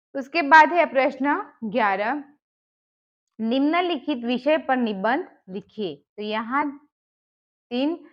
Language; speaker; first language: Hindi; non-native, local second language; Gujarati